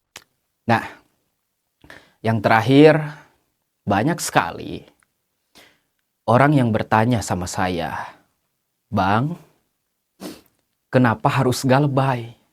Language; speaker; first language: Indonesian; native; Indonesian